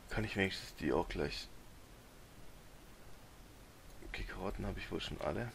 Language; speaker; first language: German; native; German